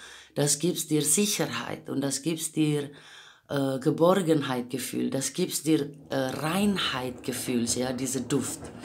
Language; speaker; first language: German; non-native, learner; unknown